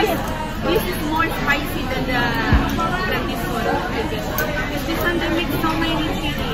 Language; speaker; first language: English; non-native, learner; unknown